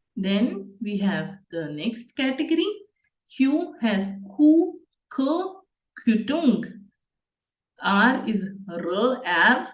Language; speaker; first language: Hindi; native; Hindi